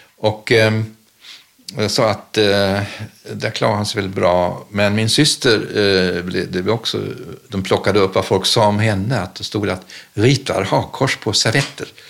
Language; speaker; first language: Swedish; early bilingual, other home language; German